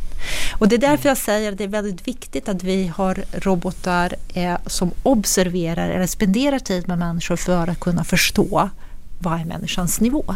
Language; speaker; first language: Swedish; non-native, fluent; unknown